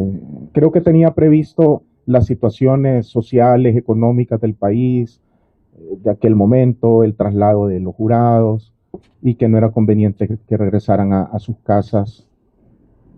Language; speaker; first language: Spanish; native; Spanish